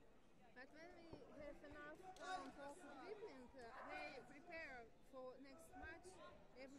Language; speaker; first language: English; non-native, learner; Russian